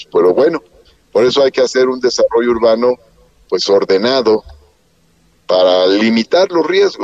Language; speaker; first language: Spanish; native; Spanish